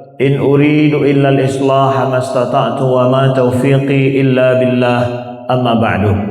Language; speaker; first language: Malay; non-native, local second language; Achinese